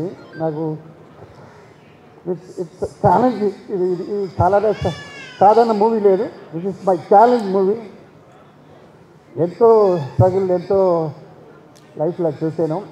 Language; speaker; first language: Telugu; non-native, learner; Tamil